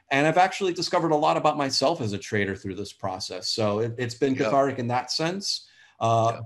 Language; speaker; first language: English; native; English